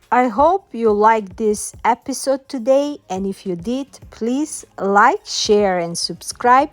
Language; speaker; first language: English; non-native, fluent; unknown